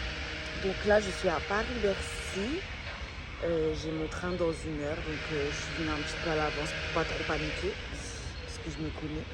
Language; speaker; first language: French; native; French